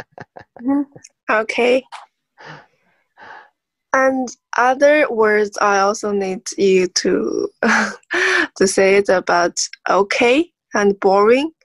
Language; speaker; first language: English; non-native, learner; Chinese